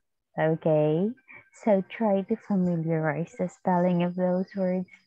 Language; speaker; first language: English; non-native, fluent; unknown